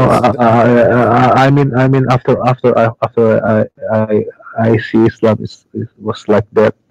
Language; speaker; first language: English; non-native, learner; Indonesian